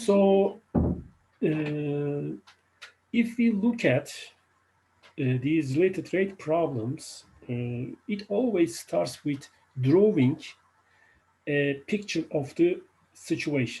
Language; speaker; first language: English; non-native, fluent; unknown